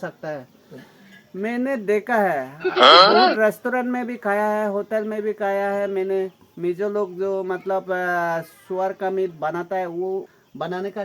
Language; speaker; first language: Hindi; non-native, local second language; Mizo